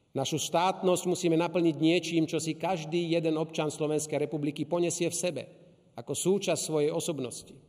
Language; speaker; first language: Slovak; native; Slovak